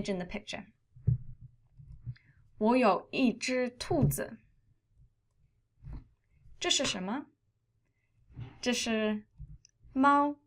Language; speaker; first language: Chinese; non-native, fluent; English